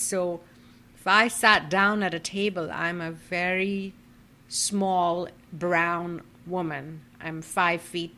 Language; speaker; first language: English; non-native, local second language; Bangla